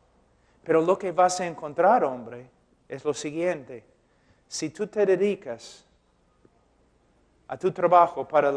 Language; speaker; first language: Spanish; non-native, fluent; English